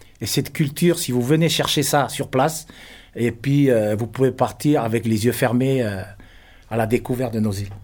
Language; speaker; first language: French; non-native, local second language; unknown